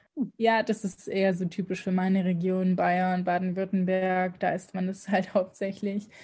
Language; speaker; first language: German; native; German